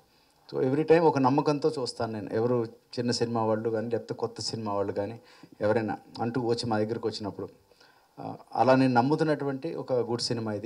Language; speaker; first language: Telugu; native; Telugu